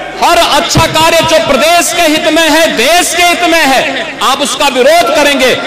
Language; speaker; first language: Hindi; native; Hindi